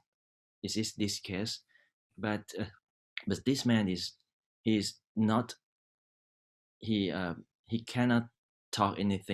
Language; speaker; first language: English; non-native, learner; Thai